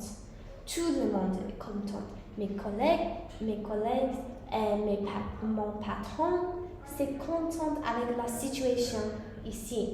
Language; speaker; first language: French; non-native, learner; English